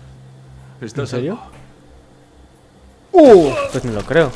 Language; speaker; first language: Spanish; native; Spanish